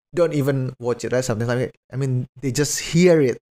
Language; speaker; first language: English; non-native, fluent; Indonesian